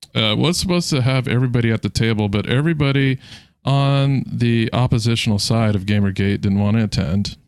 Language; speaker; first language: English; native; English